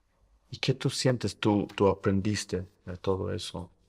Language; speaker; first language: Spanish; early bilingual, heritage; Spanish